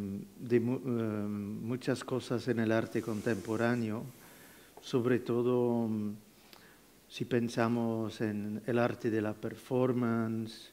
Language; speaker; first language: Spanish; non-native, fluent; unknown